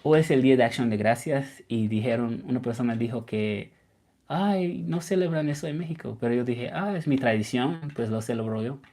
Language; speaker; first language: Spanish; non-native, fluent; English